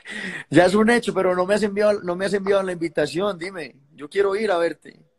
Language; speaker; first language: Spanish; native; Spanish